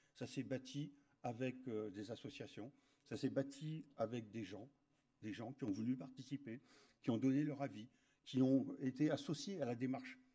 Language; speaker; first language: French; native; French